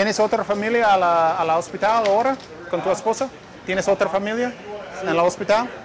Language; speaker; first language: Spanish; non-native, learner; English